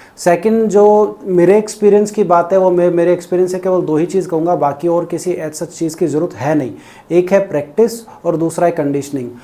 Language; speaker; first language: Hindi; native; Hindi